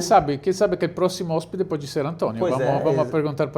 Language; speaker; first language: Portuguese; non-native, fluent; Italian